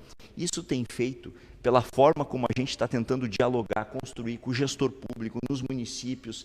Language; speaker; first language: Portuguese; native; Portuguese